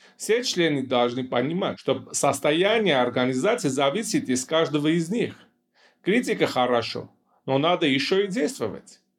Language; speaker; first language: Russian; non-native, local second language; Armenian